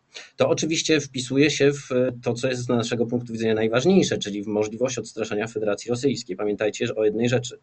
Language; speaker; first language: Polish; native; Polish